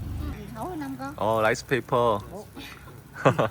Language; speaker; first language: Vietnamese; non-native, learner; Korean